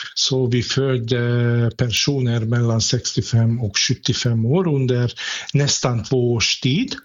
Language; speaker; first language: Swedish; non-native, fluent; Hungarian